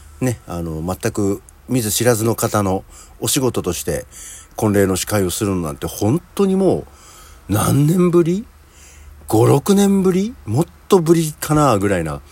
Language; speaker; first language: Japanese; native; Japanese